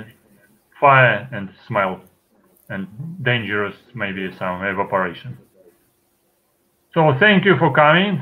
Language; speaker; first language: English; non-native, fluent; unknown